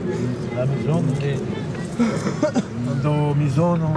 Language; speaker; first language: French; non-native, learner; Romanian